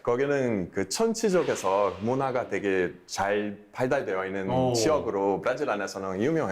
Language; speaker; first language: Korean; non-native, fluent; Portuguese